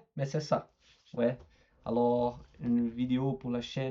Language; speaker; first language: French; non-native, learner; Portuguese